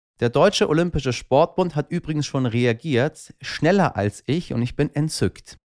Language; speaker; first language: German; early bilingual, other home language; Persian